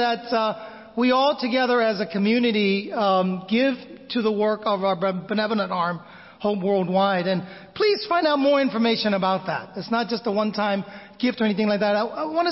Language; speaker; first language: English; native; English